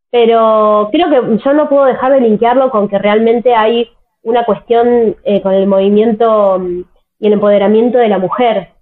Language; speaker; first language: Spanish; native; Spanish